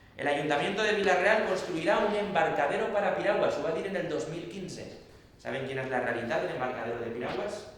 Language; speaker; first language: Spanish; non-native, local second language; Catalan